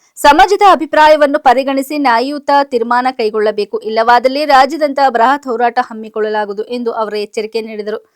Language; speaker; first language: Kannada; native; Kannada